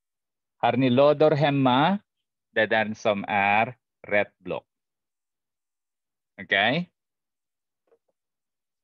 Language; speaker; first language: Swedish; non-native, fluent; Arabic